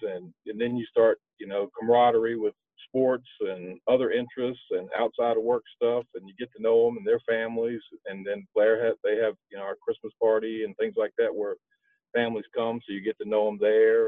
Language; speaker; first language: English; native; English